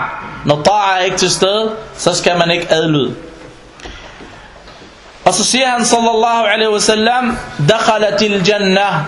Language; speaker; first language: Danish; non-native, fluent; Arabic